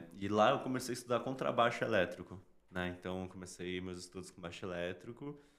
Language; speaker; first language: Portuguese; native; Portuguese